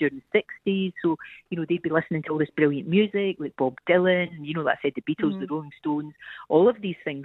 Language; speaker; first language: English; native; English